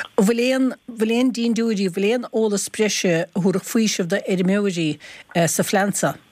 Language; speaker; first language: Irish; native; Irish